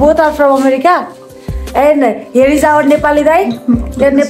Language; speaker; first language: English; non-native, learner; Nepali